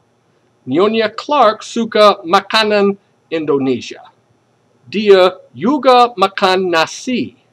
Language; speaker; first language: Indonesian; non-native, learner; English